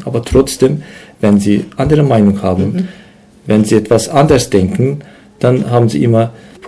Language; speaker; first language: German; non-native, learner; Turkish